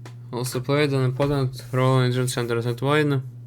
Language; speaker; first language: English; non-native, learner; Ukrainian